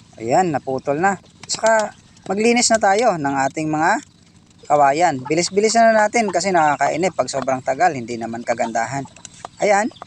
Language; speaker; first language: Filipino; non-native, local second language; Cebuano